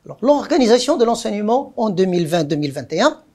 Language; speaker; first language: French; non-native, local second language; Arabic